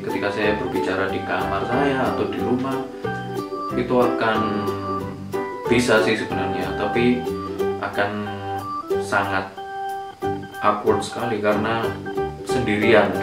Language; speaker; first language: Indonesian; non-native, local second language; Javanese